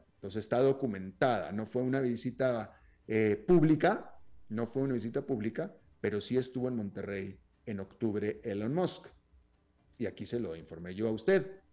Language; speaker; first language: Spanish; native; Spanish